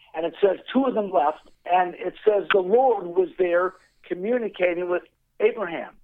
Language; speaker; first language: English; native; English